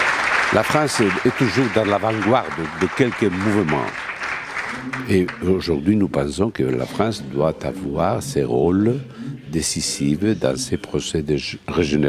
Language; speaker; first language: French; non-native, fluent; Spanish